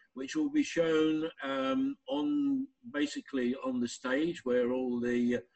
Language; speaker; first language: English; native; English